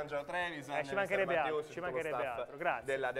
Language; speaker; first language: Italian; native; Italian